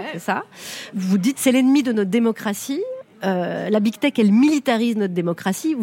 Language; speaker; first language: French; native; French